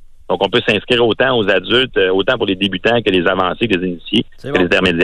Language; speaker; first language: French; native; French